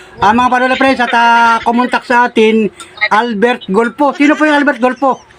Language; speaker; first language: Filipino; native; Filipino